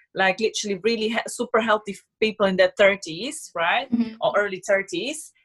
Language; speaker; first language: English; non-native, fluent; Slovak